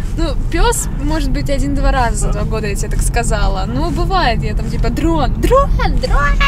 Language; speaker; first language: Russian; native; Russian